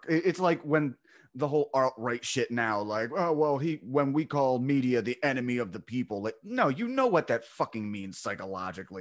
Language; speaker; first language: English; native; English